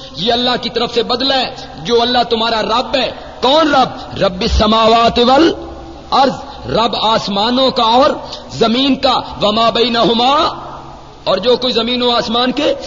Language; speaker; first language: Urdu; non-native, local second language; Punjabi